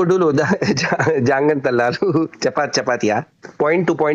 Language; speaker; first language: Indonesian; non-native, learner; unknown